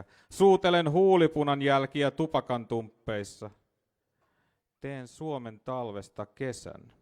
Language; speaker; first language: Finnish; native; Finnish